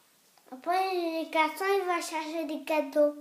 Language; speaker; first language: French; early bilingual, other home language; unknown